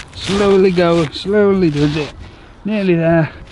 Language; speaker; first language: English; native; English